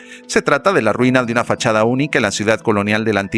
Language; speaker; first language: Spanish; native; Spanish